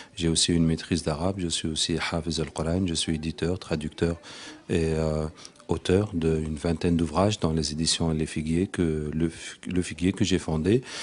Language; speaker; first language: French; non-native, local second language; Arabic